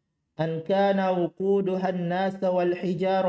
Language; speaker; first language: Arabic; non-native, learner; Indonesian